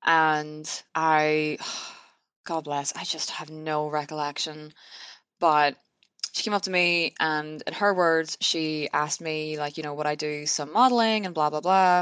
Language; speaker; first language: English; native; English